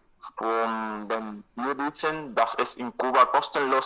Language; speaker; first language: German; non-native, learner; Spanish